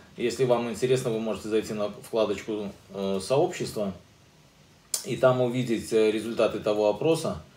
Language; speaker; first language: Russian; native; Russian